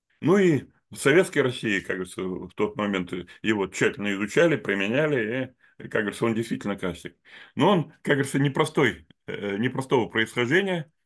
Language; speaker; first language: Russian; native; Russian